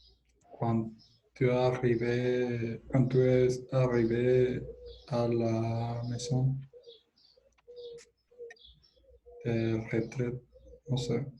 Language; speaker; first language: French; non-native, learner; Spanish